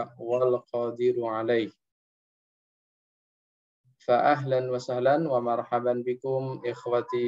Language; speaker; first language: Arabic; non-native, fluent; Indonesian